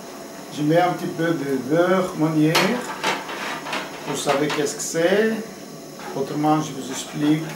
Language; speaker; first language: French; non-native, fluent; Portuguese